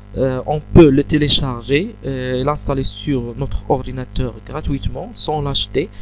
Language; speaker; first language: French; non-native, local second language; Arabic